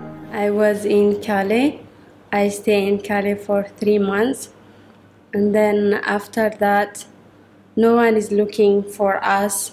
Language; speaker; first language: English; non-native, learner; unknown